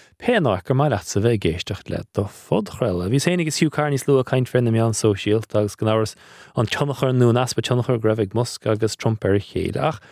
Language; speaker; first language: Irish; native; Irish